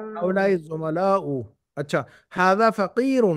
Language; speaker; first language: Arabic; non-native, fluent; Urdu